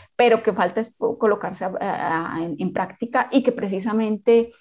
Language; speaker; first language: Spanish; native; Spanish